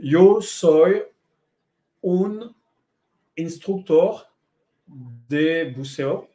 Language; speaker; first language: Spanish; non-native, learner; French